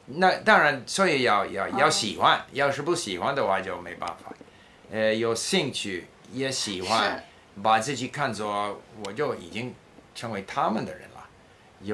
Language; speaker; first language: Chinese; non-native, fluent; English